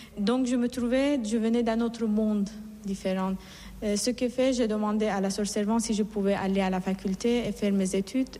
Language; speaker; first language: French; non-native, fluent; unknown